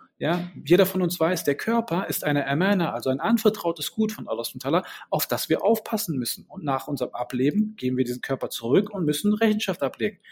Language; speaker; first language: German; early bilingual, other home language; Bosnian